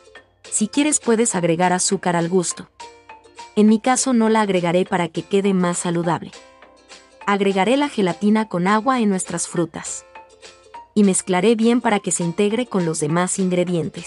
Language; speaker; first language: Spanish; native; Spanish